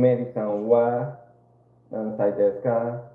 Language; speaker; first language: Japanese; non-native, learner; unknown